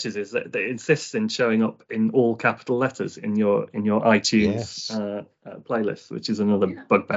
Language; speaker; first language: English; native; English